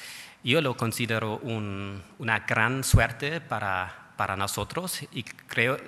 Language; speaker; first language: Spanish; non-native, fluent; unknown